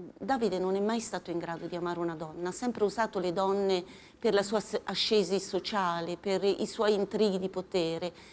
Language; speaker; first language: Italian; native; Italian